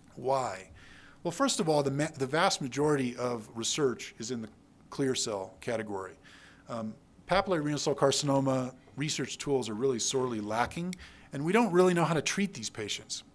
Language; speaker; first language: English; native; English